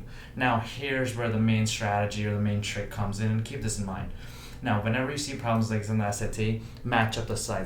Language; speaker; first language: English; native; English